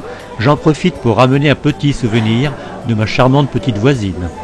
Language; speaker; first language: French; native; French